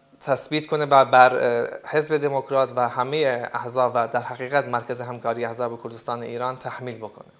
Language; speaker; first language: Persian; non-native, local second language; Central Kurdish